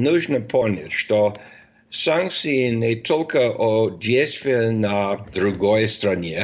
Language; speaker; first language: Russian; non-native, fluent; English